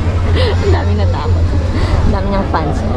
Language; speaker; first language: Filipino; native; Filipino